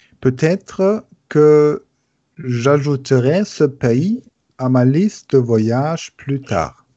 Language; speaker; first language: French; non-native, learner; German